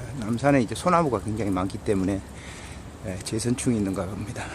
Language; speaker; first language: Korean; native; Korean